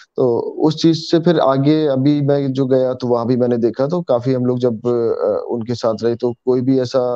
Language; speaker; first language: Hindi; native; Hindi